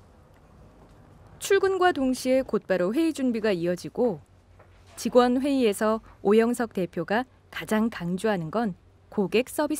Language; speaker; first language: Korean; native; Korean